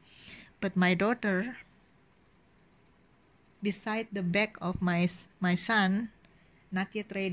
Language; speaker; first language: English; non-native, learner; Indonesian